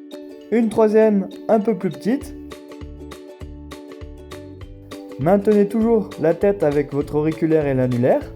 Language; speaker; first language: French; native; French